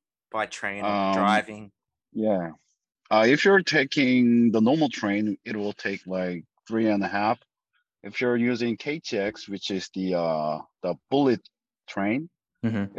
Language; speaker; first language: English; non-native, fluent; Korean